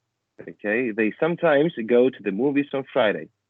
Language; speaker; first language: English; non-native, fluent; Spanish